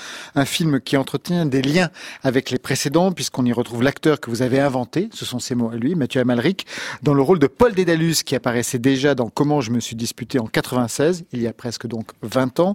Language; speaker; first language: French; native; French